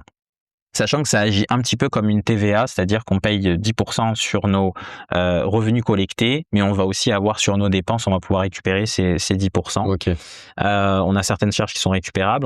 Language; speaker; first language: French; native; French